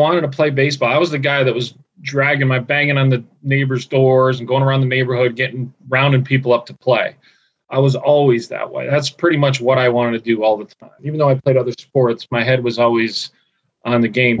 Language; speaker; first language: English; native; English